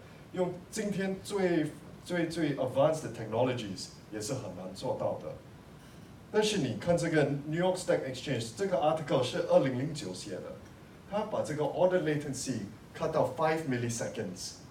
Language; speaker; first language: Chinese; non-native, local second language; English